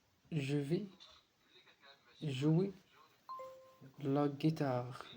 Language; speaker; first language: French; non-native, learner; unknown